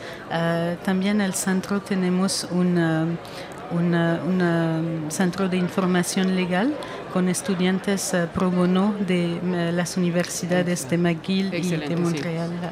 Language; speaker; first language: Spanish; non-native, fluent; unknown